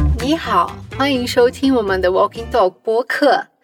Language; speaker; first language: Chinese; non-native, fluent; Portuguese